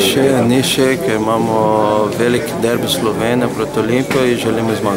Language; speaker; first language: Slovenian; non-native, learner; Portuguese